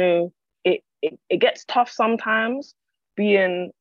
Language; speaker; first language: English; native; English